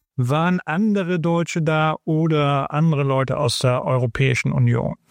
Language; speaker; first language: German; native; German